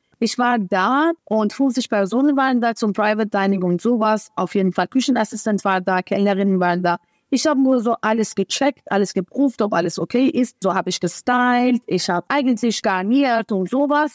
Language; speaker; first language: German; non-native, fluent; Persian